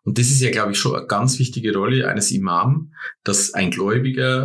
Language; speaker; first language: German; native; German